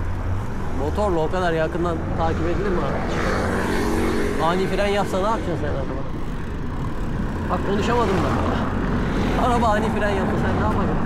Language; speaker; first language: Turkish; native; Turkish